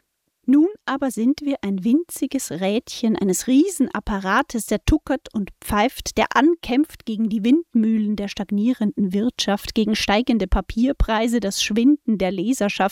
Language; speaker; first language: German; native; German